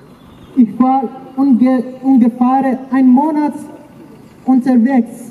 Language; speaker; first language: German; non-native, learner; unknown